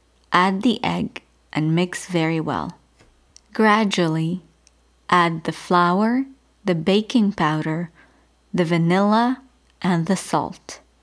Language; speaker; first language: English; non-native, fluent; Arabic